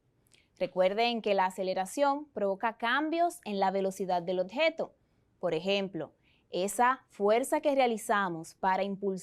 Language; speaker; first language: Spanish; native; Spanish